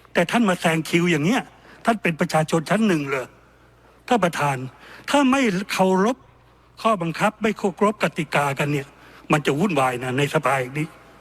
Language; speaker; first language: Thai; native; Thai